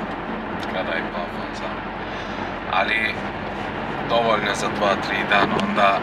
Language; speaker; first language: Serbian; non-native, learner; Turkish